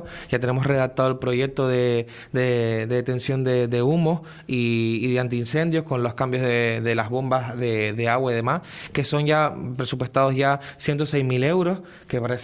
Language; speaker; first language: Spanish; native; Spanish